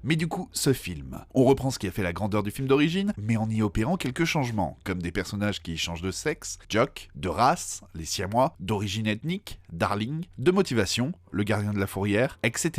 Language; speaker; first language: French; native; French